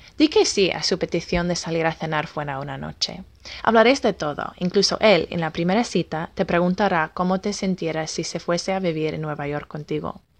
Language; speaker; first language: Spanish; non-native, fluent; English